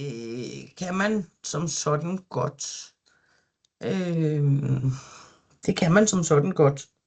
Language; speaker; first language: Danish; native; Danish